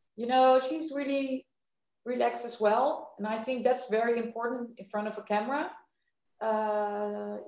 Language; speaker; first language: English; non-native, fluent; Dutch